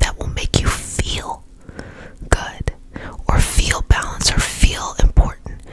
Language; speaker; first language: English; native; English